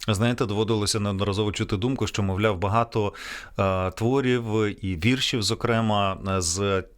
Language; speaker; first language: Ukrainian; native; Ukrainian